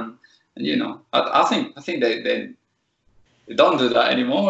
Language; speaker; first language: English; non-native, fluent; Spanish